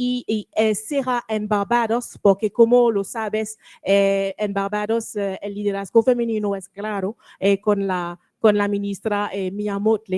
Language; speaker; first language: Spanish; non-native, learner; French